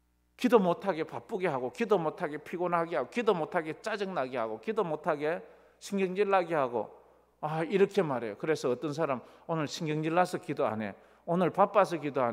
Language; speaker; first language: Korean; native; Korean